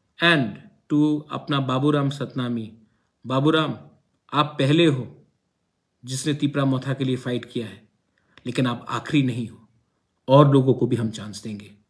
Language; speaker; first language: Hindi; non-native, local second language; Kok Borok